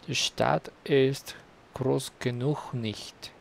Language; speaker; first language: German; non-native, learner; Spanish